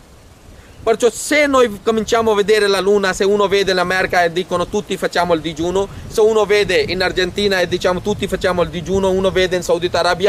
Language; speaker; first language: Italian; non-native, fluent; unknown